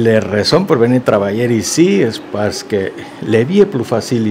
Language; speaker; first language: French; non-native, learner; Spanish